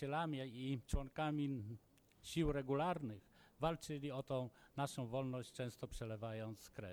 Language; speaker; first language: Polish; native; Polish